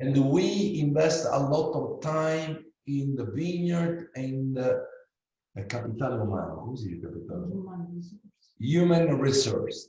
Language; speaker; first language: English; non-native, learner; Italian